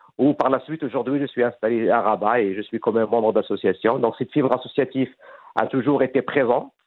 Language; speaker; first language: French; non-native, fluent; Arabic